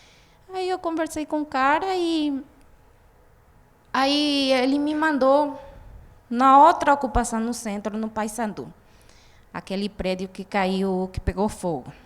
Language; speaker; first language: Portuguese; non-native, fluent; Guarani